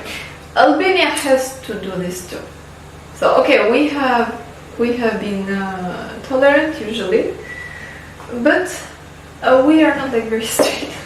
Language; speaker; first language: English; non-native, fluent; Albanian